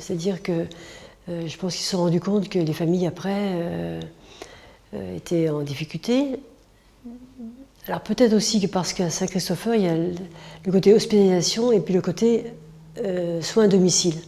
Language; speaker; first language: French; native; French